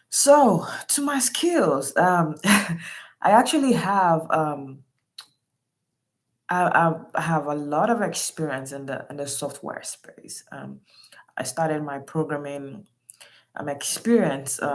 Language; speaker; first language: English; non-native, local second language; Yoruba